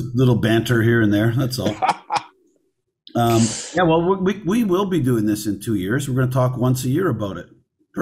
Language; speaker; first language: English; native; English